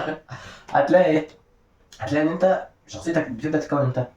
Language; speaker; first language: Arabic; native; Arabic